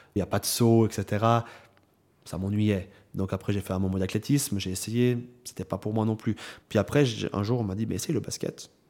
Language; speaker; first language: French; native; French